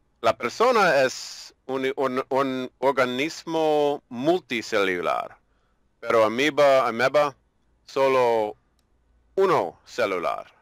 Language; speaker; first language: Spanish; non-native, learner; English